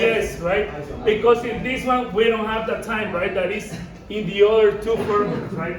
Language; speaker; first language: English; non-native, fluent; Spanish